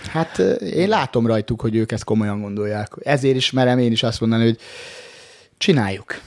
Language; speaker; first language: Hungarian; native; Hungarian